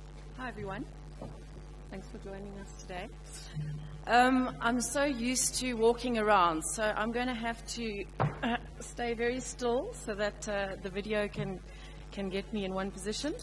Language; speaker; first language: English; native; English